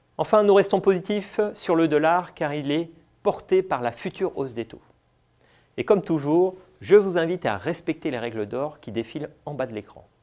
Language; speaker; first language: French; native; French